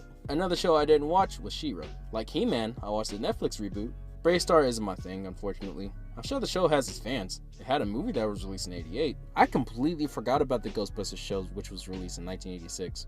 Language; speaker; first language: English; native; English